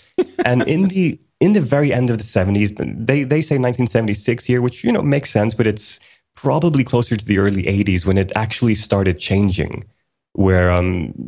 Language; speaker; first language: English; early bilingual, other home language; Swedish